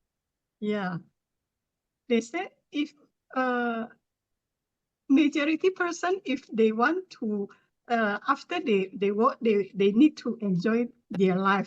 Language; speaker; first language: English; non-native, learner; Thai